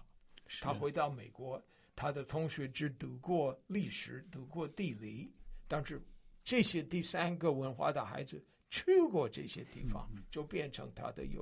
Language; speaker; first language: Chinese; non-native, fluent; English